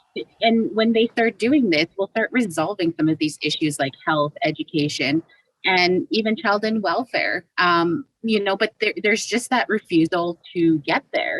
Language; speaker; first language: English; native; English